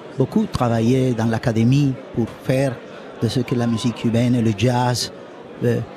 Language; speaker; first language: French; non-native, fluent; Spanish